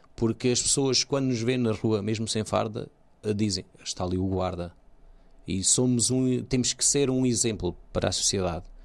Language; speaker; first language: Portuguese; early bilingual, other home language; Kabuverdianu